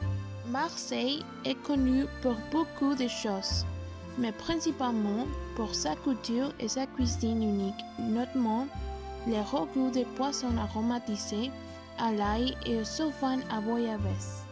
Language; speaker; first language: French; non-native, learner; Spanish